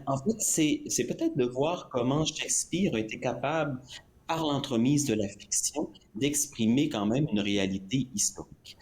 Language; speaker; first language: French; native; French